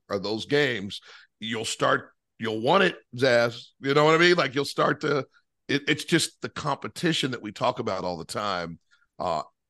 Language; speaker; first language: English; native; English